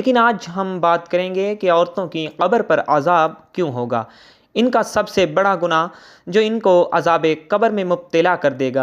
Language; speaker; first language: Urdu; native; Urdu